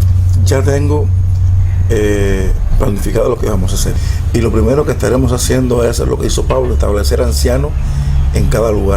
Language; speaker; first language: Spanish; native; Spanish